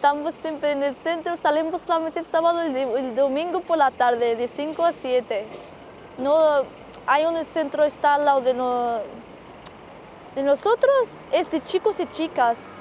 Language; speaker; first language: Spanish; non-native, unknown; Arabic